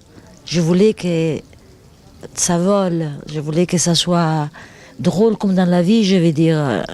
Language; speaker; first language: French; non-native, fluent; Italian